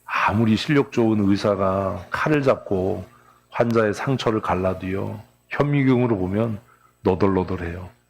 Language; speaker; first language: Korean; native; Korean